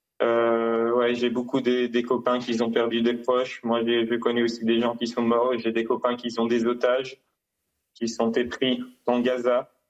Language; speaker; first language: French; non-native, fluent; Hebrew